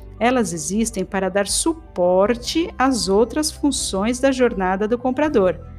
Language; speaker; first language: Portuguese; native; Portuguese